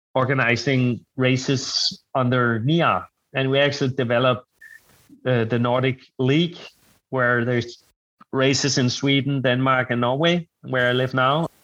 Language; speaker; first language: English; non-native, fluent; Danish